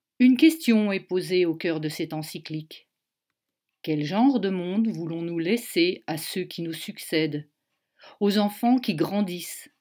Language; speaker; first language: French; native; French